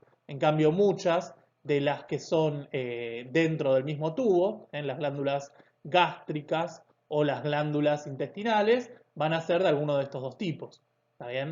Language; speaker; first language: Spanish; native; Spanish